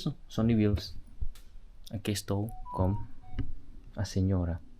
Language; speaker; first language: Portuguese; non-native, learner; Indonesian